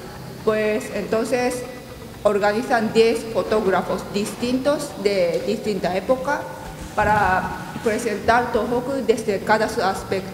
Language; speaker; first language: Spanish; non-native, learner; Japanese